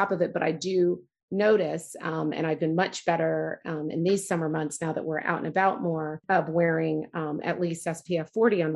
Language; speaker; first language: English; native; English